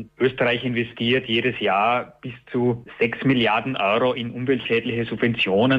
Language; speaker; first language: German; native; German